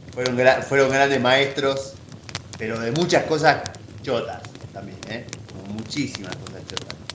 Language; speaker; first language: Spanish; native; Spanish